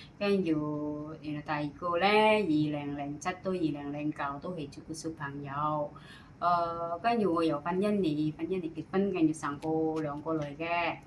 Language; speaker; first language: Cantonese; non-native, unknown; Indonesian